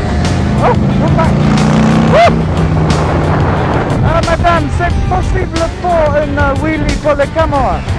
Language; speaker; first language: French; non-native, learner; English